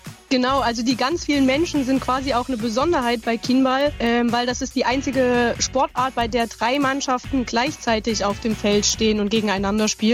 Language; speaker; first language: German; native; German